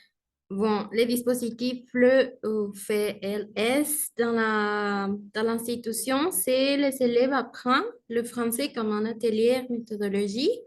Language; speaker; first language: French; non-native, learner; Spanish